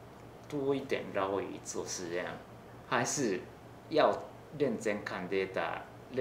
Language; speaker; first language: Chinese; non-native, learner; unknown